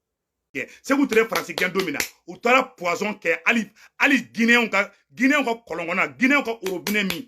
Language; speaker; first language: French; non-native, local second language; Bambara